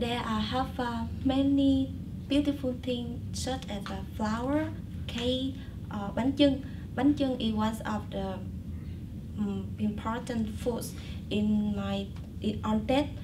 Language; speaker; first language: English; non-native, learner; Vietnamese